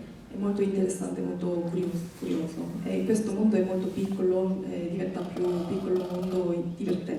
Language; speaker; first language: Italian; non-native, fluent; Korean